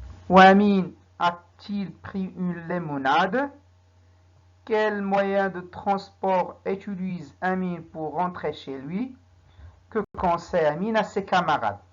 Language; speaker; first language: French; non-native, local second language; Arabic